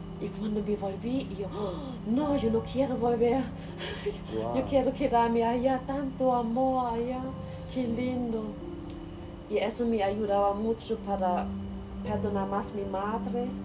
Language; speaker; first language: Spanish; non-native, learner; German